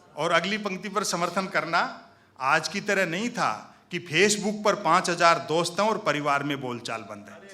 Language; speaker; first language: Hindi; native; Hindi